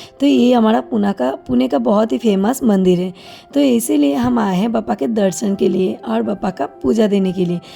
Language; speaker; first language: Hindi; non-native, local second language; Bangla